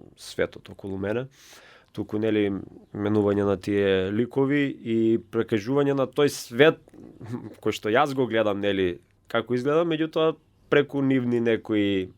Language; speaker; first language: Macedonian; native; Macedonian